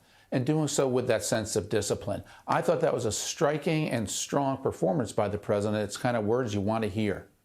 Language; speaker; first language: English; native; English